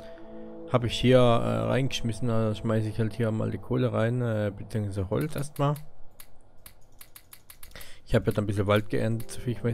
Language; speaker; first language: German; native; German